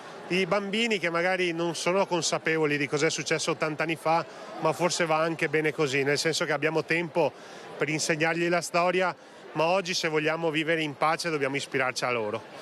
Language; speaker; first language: Italian; native; Italian